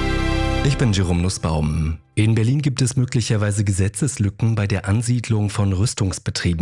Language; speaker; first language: German; native; German